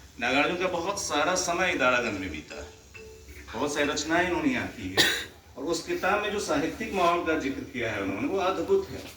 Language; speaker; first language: Hindi; non-native, local second language; Maithili